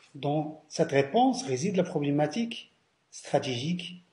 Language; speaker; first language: French; non-native, local second language; Arabic